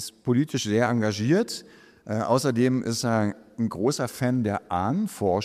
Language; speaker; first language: German; native; German